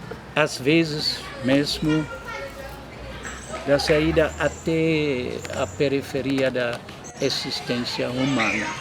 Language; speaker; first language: Portuguese; non-native, fluent; German